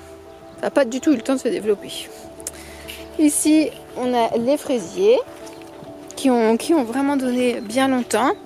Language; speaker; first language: French; native; French